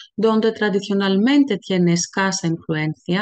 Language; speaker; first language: Spanish; non-native, fluent; Greek